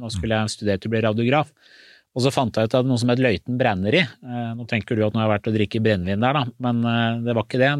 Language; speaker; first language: Norwegian; early bilingual, other home language; Persian